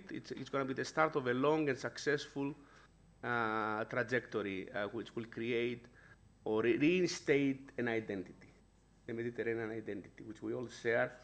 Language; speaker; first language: English; non-native, fluent; Greek